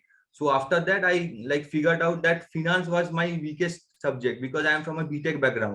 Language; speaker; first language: English; non-native, local second language; Bangla